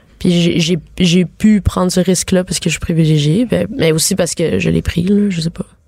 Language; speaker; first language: French; native; French